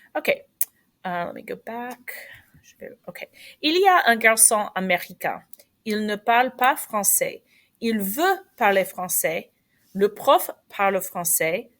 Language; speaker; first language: French; non-native, fluent; English